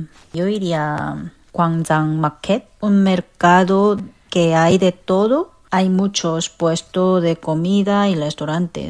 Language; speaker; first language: Spanish; non-native, fluent; Korean